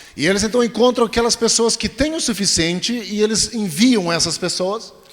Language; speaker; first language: Portuguese; native; Portuguese